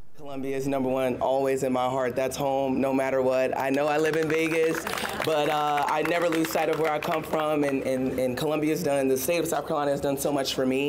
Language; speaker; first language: English; native; English